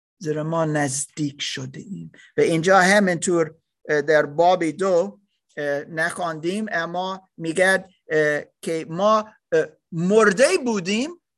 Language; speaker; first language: Persian; non-native, learner; German